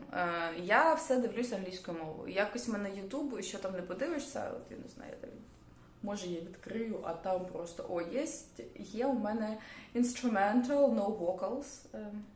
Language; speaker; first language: Ukrainian; non-native, local second language; Russian